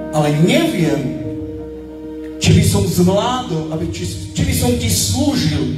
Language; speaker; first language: Slovak; non-native, local second language; Romany